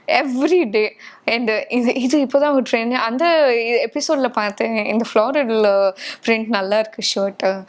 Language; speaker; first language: Tamil; non-native, local second language; Hindi